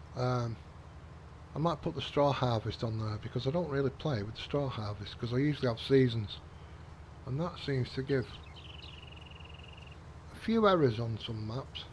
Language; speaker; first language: English; native; English